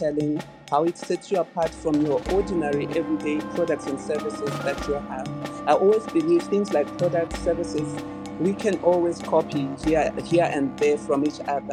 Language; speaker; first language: English; non-native, local second language; Shona